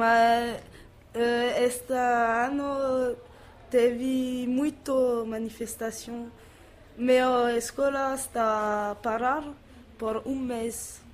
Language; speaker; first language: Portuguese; non-native, learner; French